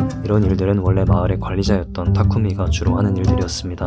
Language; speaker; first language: Korean; native; Korean